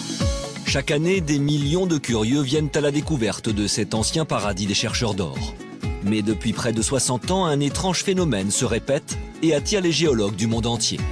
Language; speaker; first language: French; native; French